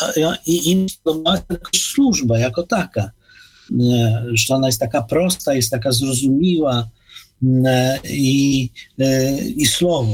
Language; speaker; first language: Polish; non-native, fluent; Ukrainian